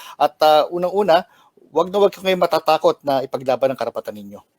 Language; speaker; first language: Filipino; native; Filipino